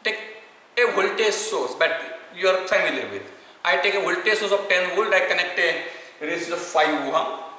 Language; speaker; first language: English; non-native, local second language; Marathi